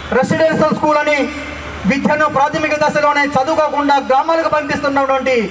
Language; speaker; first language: Telugu; non-native, local second language; Lambadi